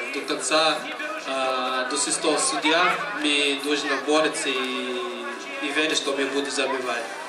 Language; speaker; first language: Russian; non-native, learner; Portuguese